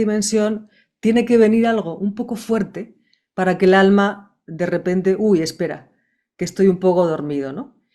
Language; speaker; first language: Spanish; native; Spanish